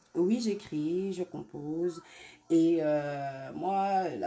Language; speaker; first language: French; native; French